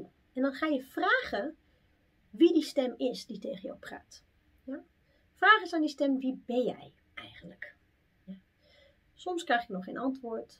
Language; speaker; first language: Dutch; native; Dutch